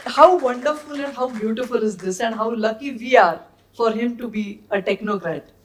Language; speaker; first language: English; non-native, local second language; Marathi